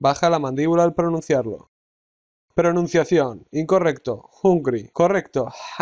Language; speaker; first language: Spanish; native; Spanish